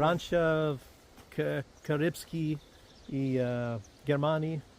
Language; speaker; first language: Russian; non-native, learner; English